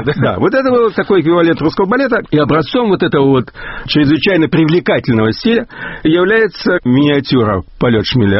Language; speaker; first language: Russian; native; Russian